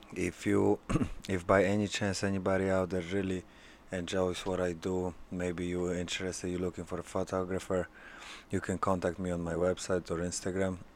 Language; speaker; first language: English; early bilingual, other home language; Polish